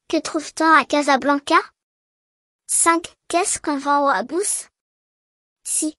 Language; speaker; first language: French; non-native, local second language; Arabic